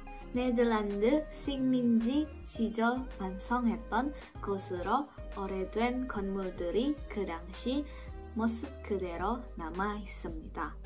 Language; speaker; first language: Korean; non-native, fluent; Indonesian